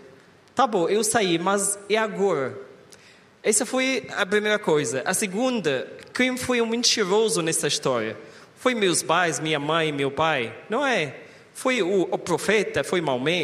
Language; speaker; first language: Portuguese; non-native, learner; Arabic